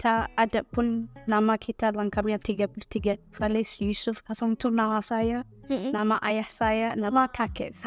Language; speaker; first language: Indonesian; non-native, learner; Somali